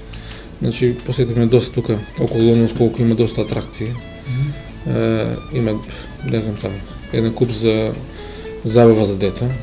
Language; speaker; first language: Macedonian; native; Macedonian